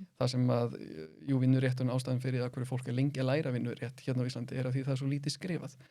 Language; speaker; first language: Icelandic; early bilingual, other home language; German